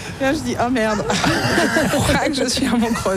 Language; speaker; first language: French; native; French